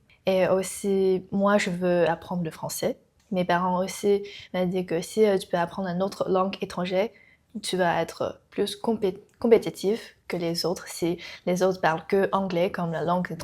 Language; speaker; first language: French; non-native, learner; Chinese